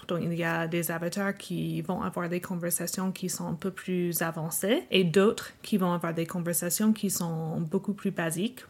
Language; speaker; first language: French; non-native, fluent; English